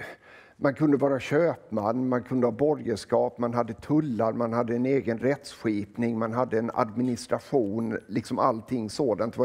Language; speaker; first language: Swedish; native; Swedish